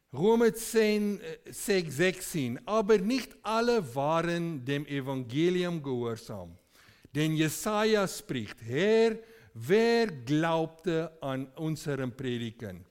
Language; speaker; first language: German; non-native, fluent; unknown